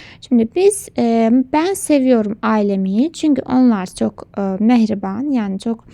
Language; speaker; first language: Turkish; non-native, local second language; Azerbaijani